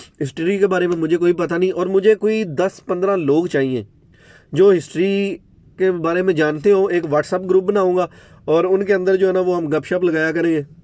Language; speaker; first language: Urdu; non-native, local second language; Punjabi